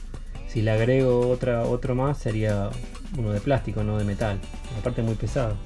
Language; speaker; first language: Spanish; native; Spanish